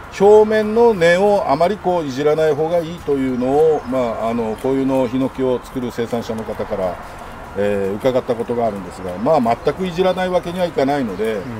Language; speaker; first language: Japanese; native; Japanese